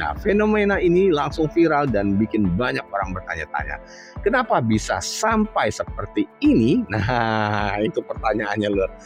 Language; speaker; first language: Indonesian; native; Indonesian